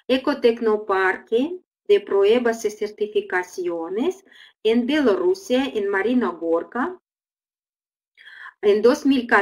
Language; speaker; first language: Spanish; non-native, fluent; Russian